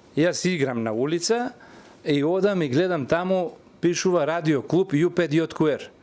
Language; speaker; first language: Macedonian; native; Macedonian